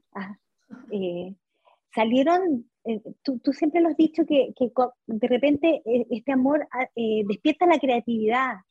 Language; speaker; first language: Spanish; native; Spanish